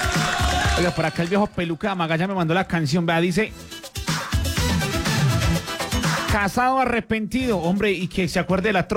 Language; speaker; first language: Spanish; native; Spanish